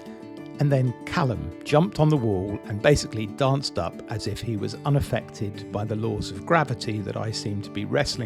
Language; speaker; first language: English; native; English